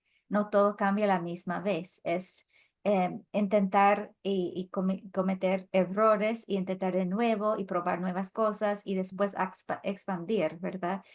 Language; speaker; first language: Spanish; non-native, fluent; English